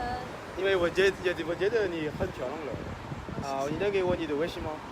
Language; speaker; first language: Chinese; non-native, learner; French